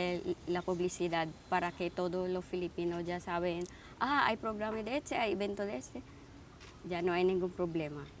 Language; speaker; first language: Spanish; non-native, fluent; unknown